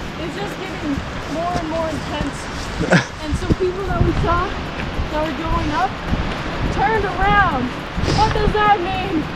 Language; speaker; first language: English; native; English